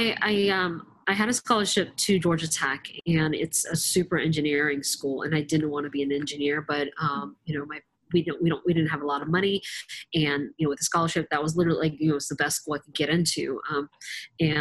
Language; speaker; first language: English; native; English